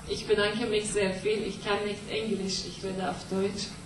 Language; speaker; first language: German; non-native, learner; Persian